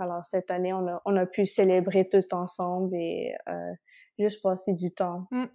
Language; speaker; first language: French; non-native, local second language; Spanish